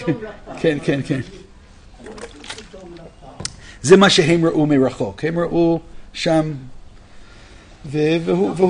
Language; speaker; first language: Hebrew; non-native, fluent; English